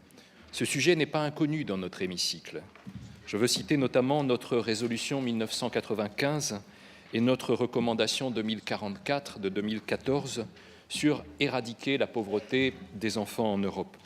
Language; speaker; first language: French; native; French